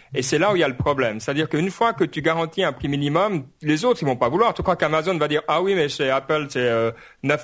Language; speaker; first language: French; native; French